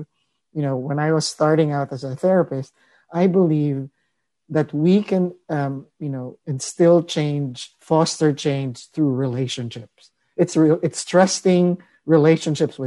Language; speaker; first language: English; non-native, local second language; Filipino